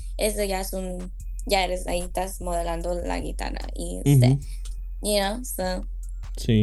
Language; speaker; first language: Spanish; early bilingual, heritage; Spanish